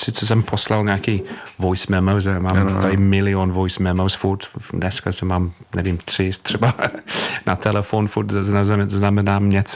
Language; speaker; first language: Czech; non-native, fluent; English